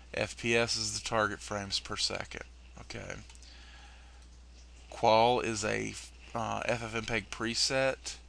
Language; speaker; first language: English; native; English